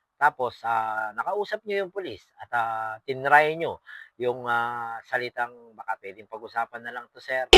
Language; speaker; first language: Filipino; non-native, local second language; Pampanga